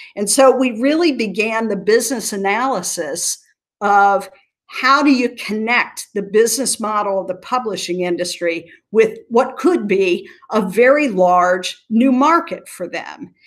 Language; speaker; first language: English; native; English